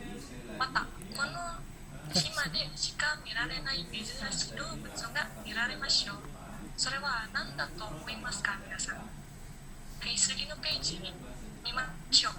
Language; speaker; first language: Japanese; non-native, learner; Indonesian